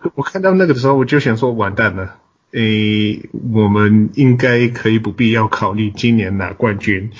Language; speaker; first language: Chinese; non-native, fluent; English